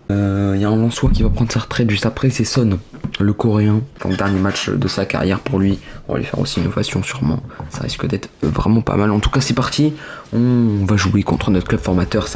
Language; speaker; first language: French; native; French